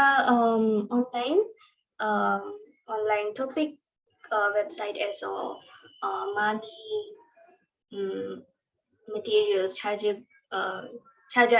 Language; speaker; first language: Korean; non-native, learner; Marathi